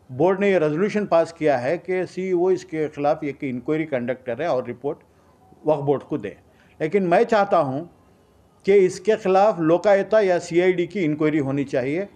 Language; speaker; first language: Hindi; non-native, local second language; Urdu